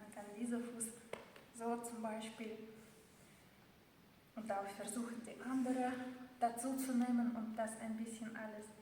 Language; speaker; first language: German; non-native, fluent; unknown